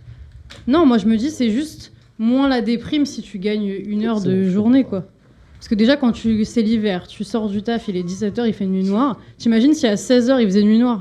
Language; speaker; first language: French; native; French